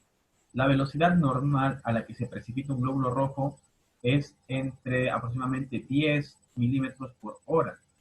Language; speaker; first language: Spanish; native; Spanish